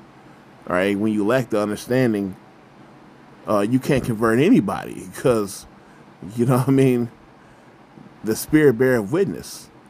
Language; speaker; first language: English; native; English